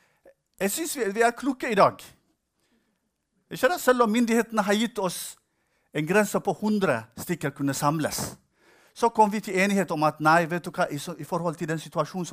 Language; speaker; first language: Norwegian; non-native, fluent; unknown